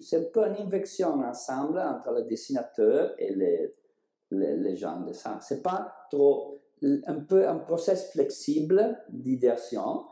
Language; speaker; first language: French; non-native, learner; Italian